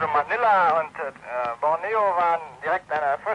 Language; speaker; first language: German; native; German